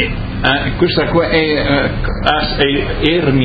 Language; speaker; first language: Italian; early bilingual, heritage; Portuguese